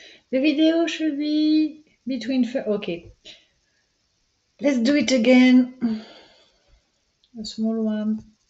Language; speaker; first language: English; non-native, fluent; French